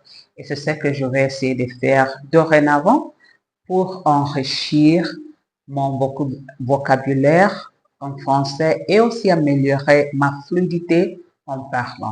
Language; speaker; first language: French; non-native, learner; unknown